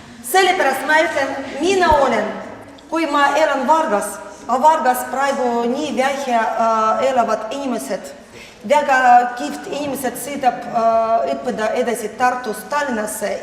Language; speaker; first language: Estonian; non-native, learner; Russian